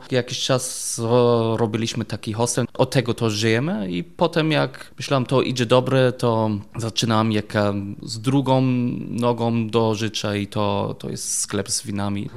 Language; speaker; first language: Polish; non-native, learner; German